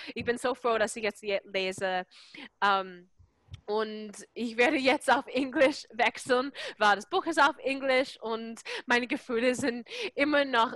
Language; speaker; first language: German; non-native, fluent; English